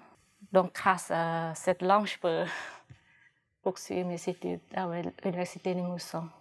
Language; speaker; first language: French; non-native, fluent; Khmer